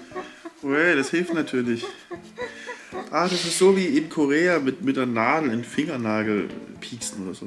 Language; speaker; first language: German; native; German